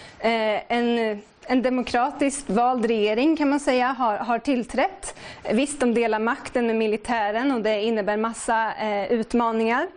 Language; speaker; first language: Swedish; native; Swedish